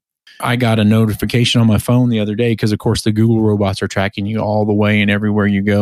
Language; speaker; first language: English; native; English